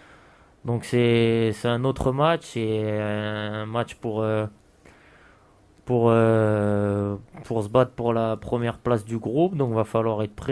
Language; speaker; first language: French; native; French